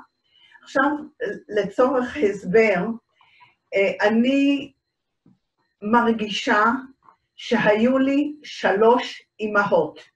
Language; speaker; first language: Hebrew; early bilingual, other home language; Dutch